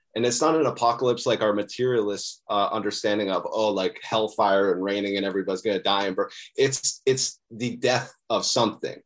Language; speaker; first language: English; native; English